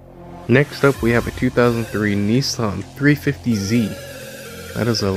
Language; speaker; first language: English; native; English